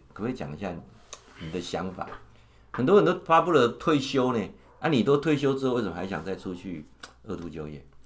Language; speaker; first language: Chinese; native; Chinese